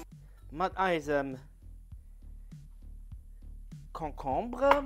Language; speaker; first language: German; non-native, local second language; Luxembourgish